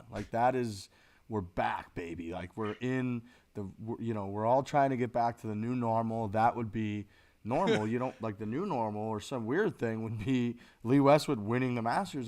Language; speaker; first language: English; native; English